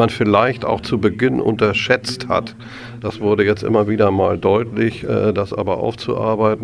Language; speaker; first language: German; native; German